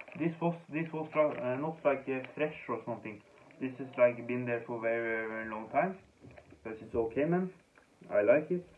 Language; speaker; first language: English; non-native, fluent; Danish